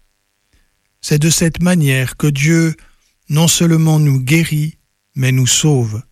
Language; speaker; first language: French; native; French